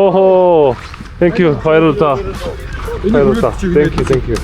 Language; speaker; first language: Korean; native; Korean